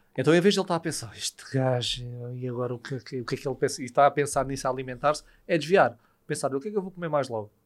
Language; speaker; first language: Portuguese; native; Portuguese